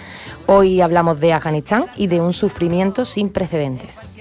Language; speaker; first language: Spanish; native; Spanish